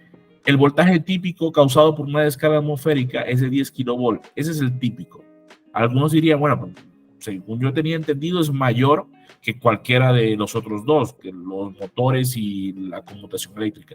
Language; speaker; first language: Spanish; native; Spanish